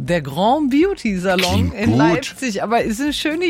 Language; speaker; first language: German; native; German